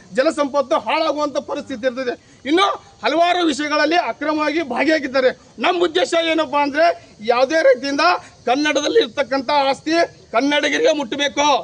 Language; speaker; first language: Kannada; native; Kannada